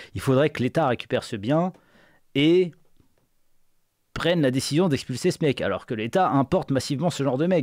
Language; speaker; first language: French; native; French